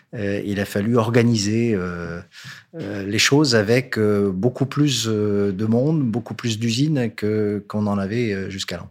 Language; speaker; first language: French; native; French